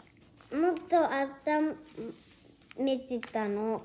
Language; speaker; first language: Japanese; early bilingual, heritage; Japanese